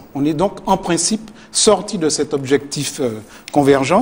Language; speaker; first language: French; native; French